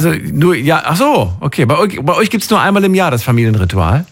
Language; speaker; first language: German; native; German